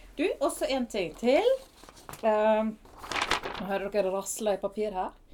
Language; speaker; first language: Norwegian; native; Norwegian